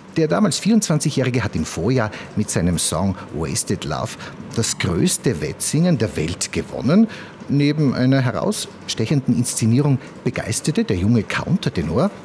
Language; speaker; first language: German; native; German